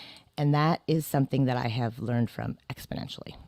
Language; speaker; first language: English; native; English